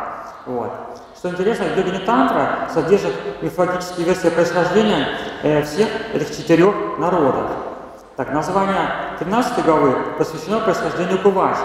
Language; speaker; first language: Russian; native; Russian